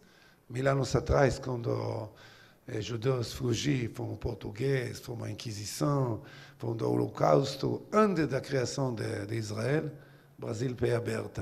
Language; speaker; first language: Portuguese; non-native, learner; Hebrew